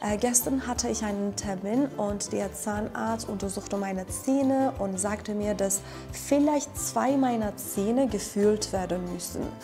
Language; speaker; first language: German; non-native, fluent; Persian